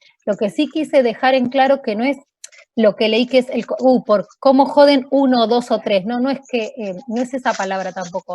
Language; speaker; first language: Spanish; native; Spanish